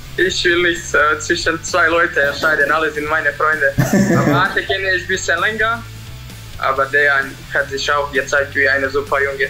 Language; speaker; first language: German; non-native, fluent; Serbian